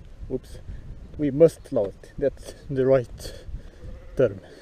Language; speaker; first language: English; non-native, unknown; Portuguese